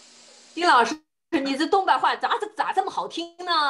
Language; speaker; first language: Chinese; native; Chinese